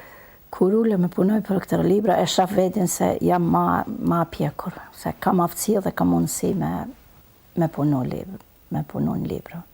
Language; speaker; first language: Albanian; native; Albanian